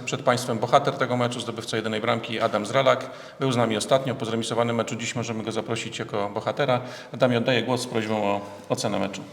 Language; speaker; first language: Polish; native; Polish